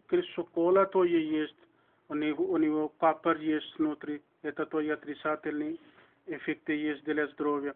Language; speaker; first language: Russian; non-native, learner; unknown